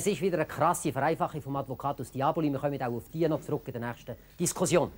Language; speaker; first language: German; native; German